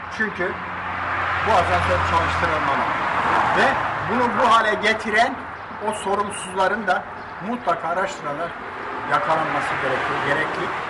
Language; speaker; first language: Turkish; native; Turkish